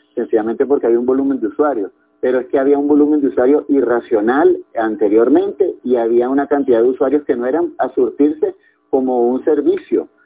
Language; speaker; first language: Spanish; native; Spanish